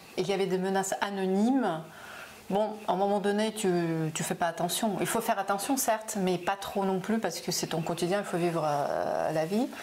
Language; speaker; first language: French; non-native, fluent; Russian